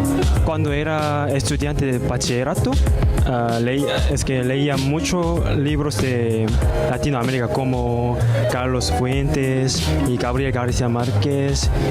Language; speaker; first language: Spanish; non-native, learner; Korean